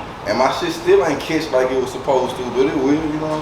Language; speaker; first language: English; native; English